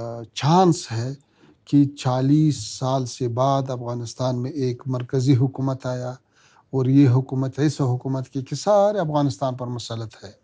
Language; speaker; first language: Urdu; non-native, fluent; Pashto